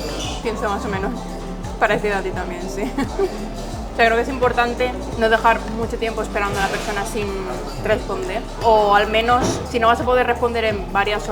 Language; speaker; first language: Spanish; native; Spanish